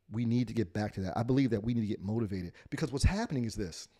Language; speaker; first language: English; native; English